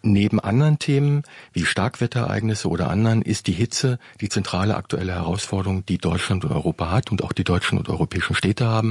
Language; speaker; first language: German; native; German